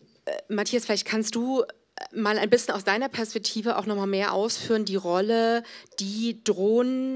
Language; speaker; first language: German; native; German